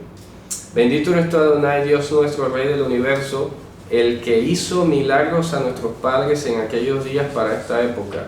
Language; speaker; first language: Spanish; native; Spanish